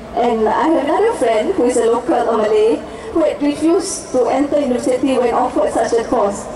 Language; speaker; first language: English; non-native, local second language; Malay